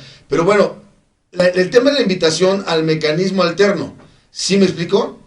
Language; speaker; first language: Spanish; native; Spanish